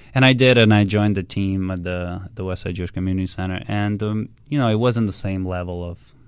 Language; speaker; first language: English; early bilingual, other home language; Russian